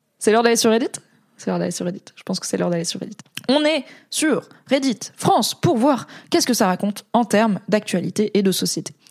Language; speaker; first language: French; native; French